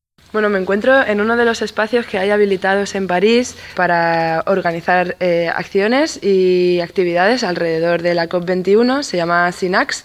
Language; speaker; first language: Spanish; native; Spanish